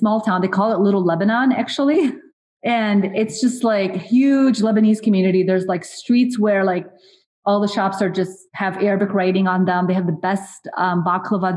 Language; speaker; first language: English; early bilingual, other home language; Arabic